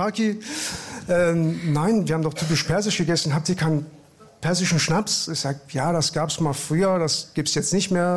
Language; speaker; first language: German; early bilingual, other home language; Persian